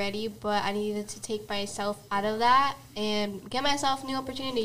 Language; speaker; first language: English; native; English